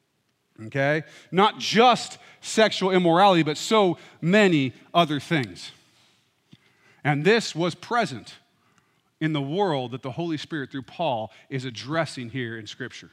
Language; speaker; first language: English; native; English